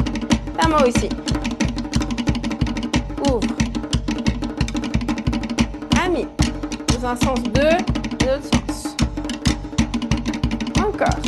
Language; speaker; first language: French; native; French